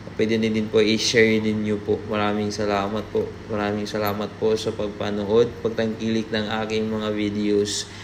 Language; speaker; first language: Filipino; non-native, local second language; Cebuano